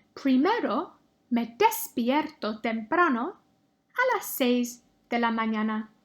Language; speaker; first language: Spanish; non-native, fluent; English